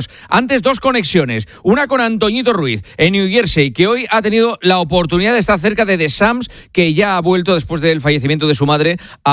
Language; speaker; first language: Spanish; native; Spanish